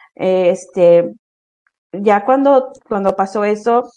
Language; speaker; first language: Spanish; early bilingual, heritage; Spanish